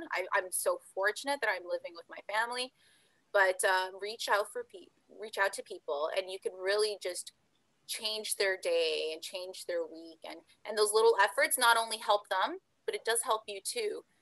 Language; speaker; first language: English; native; English